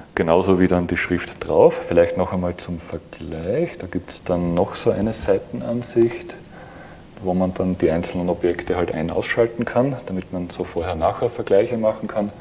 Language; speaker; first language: German; native; German